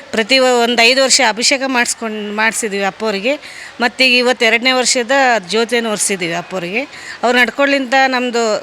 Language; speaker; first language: Kannada; native; Kannada